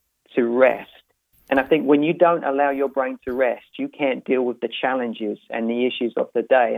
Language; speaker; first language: English; native; English